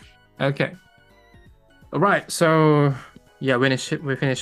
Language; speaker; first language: English; non-native, fluent; Japanese